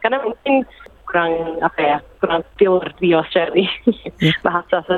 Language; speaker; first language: Indonesian; early bilingual, heritage; English